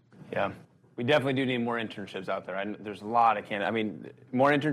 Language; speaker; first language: English; native; English